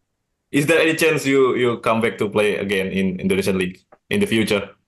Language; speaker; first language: English; non-native, learner; Indonesian